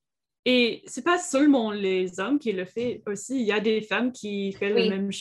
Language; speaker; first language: French; non-native, learner; English